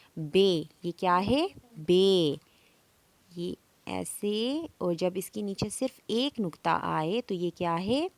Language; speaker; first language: Urdu; native; Urdu